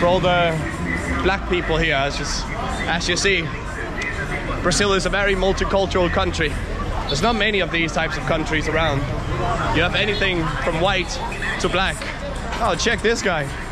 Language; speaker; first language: English; non-native, fluent; Danish